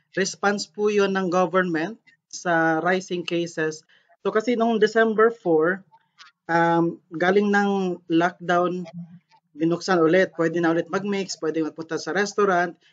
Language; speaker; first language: Filipino; non-native, local second language; Cebuano